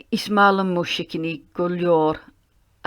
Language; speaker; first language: Irish; non-native, learner; English